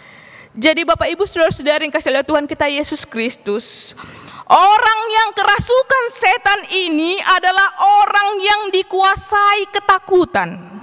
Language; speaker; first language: Indonesian; native; Indonesian